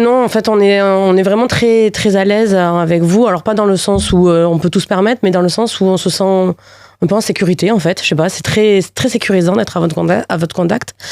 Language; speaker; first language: French; native; French